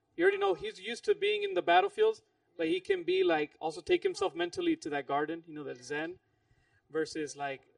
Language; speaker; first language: English; early bilingual, other home language; Spanish